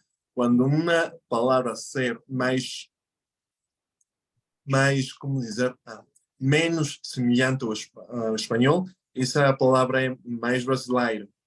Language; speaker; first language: Portuguese; non-native, fluent; Spanish